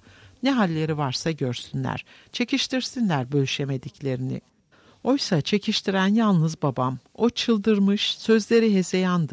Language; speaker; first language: Turkish; native; Turkish